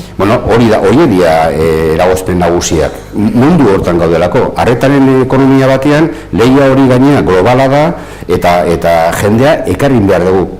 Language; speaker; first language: Basque; native; Basque